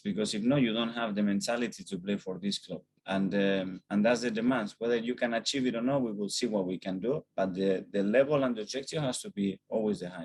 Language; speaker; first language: English; non-native, fluent; Spanish